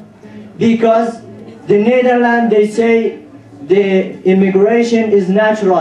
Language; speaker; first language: English; non-native, learner; Pashto